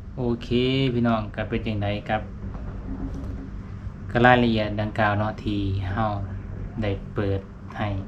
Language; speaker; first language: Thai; non-native, local second language; Lao